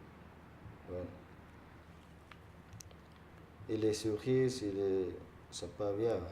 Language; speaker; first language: French; non-native, learner; Arabic